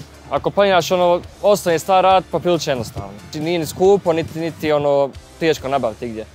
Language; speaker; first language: Bosnian; native; Bosnian